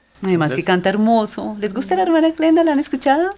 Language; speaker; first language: Spanish; native; Spanish